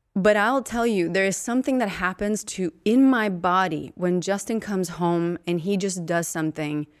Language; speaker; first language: English; non-native, fluent; Swedish